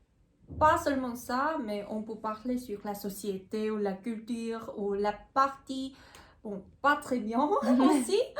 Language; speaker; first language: French; non-native, learner; Korean